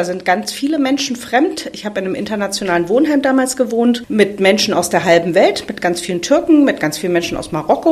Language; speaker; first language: German; native; German